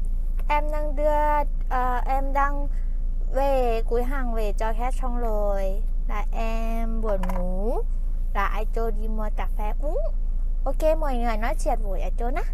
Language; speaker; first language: Vietnamese; non-native, fluent; Thai